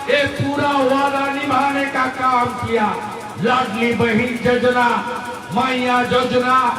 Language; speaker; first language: Hindi; non-native, local second language; Bangla